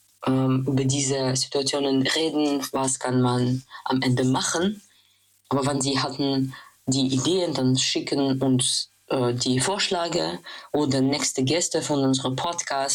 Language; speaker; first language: German; non-native, fluent; Russian